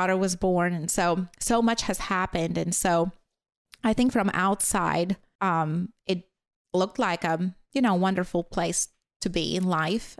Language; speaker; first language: English; non-native, fluent; Latvian